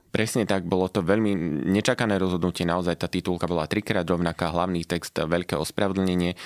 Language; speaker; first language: Slovak; native; Slovak